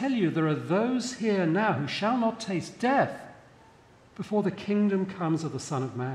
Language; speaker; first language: English; native; English